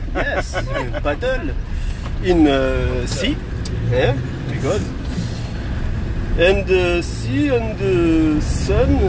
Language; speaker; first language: English; non-native, learner; French